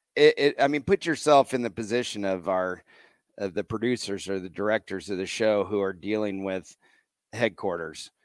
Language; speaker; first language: English; native; English